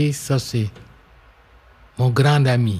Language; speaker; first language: French; non-native, local second language; English